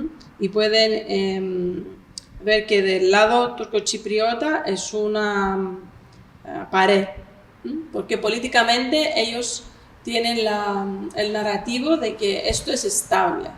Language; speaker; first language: Spanish; non-native, fluent; Greek